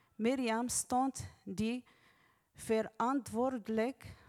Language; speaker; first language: Dutch; non-native, fluent; Arabic